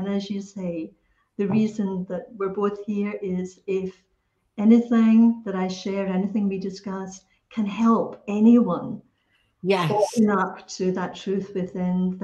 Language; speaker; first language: English; native; English